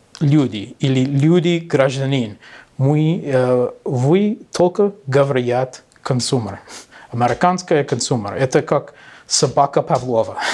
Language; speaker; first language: Russian; non-native, learner; English